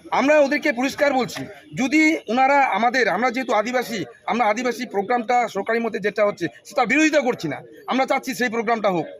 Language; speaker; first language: Bangla; non-native, local second language; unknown